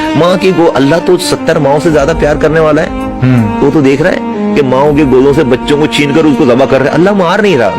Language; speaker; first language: Urdu; native; Urdu